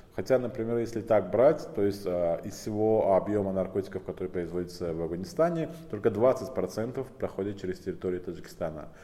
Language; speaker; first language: Russian; non-native, local second language; Tajik